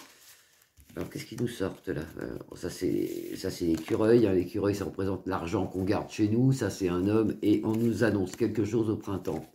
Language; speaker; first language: French; native; French